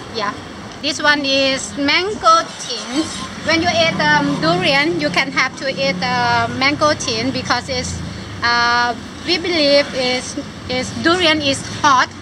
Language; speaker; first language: English; non-native, local second language; Thai